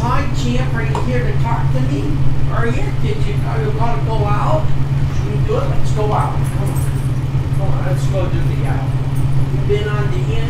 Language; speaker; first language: English; native; English